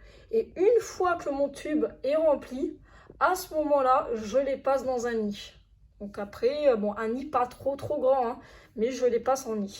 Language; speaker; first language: French; native; French